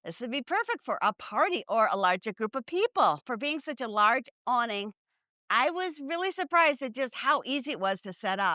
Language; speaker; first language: English; native; English